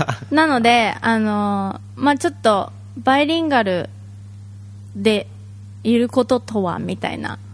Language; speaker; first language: Japanese; native; Japanese